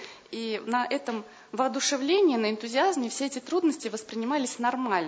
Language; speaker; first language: Russian; native; Russian